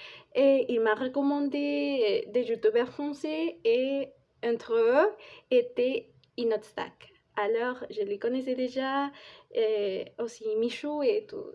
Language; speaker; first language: French; non-native, fluent; Spanish